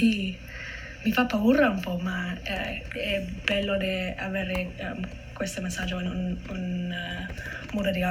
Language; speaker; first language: Italian; non-native, learner; English